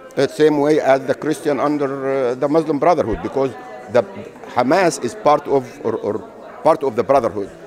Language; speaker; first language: English; non-native, fluent; Arabic